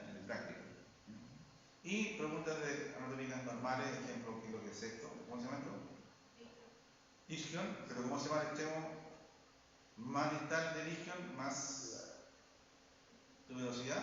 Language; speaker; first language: Spanish; native; Spanish